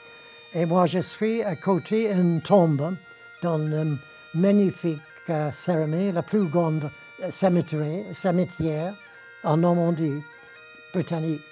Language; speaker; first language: French; non-native, fluent; English